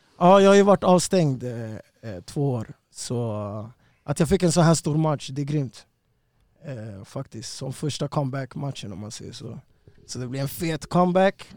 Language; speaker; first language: Swedish; early bilingual, other home language; Spanish